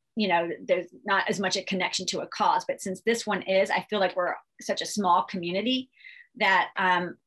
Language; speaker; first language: English; native; English